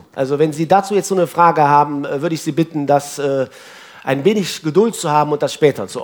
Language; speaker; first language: German; native; German